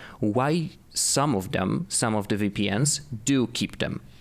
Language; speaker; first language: English; non-native, fluent; Polish